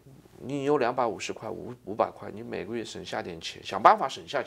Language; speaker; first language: Chinese; native; Chinese